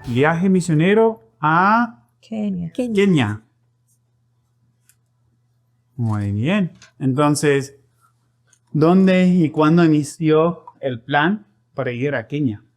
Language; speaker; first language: Spanish; non-native, fluent; English